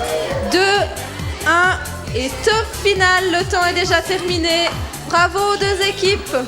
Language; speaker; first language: French; native; French